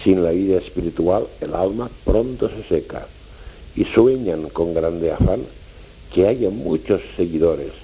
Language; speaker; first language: Spanish; non-native, local second language; Catalan